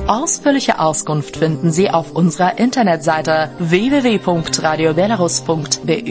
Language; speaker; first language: German; non-native, fluent; Russian